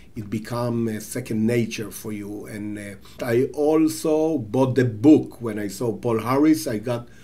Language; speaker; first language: English; non-native, fluent; Hebrew